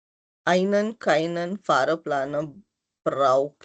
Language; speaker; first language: German; non-native, learner; Hindi